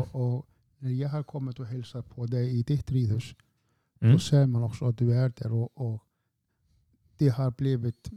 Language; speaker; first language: Swedish; non-native, fluent; Icelandic